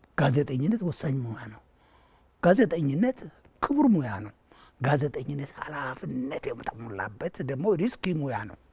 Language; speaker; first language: Amharic; non-native, local second language; Wolaytta